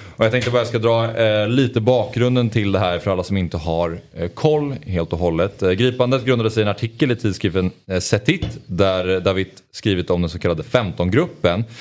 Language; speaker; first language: Swedish; native; Swedish